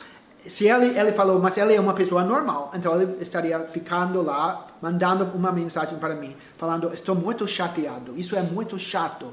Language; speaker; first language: Portuguese; non-native, fluent; English